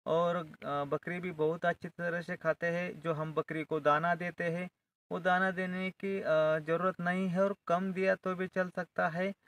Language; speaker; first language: Hindi; non-native, local second language; Marathi